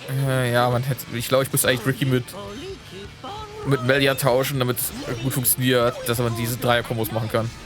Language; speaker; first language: German; native; German